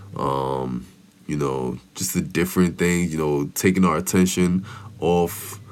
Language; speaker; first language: English; non-native, local second language; Yoruba